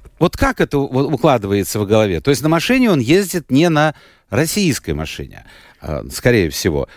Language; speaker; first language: Russian; native; Russian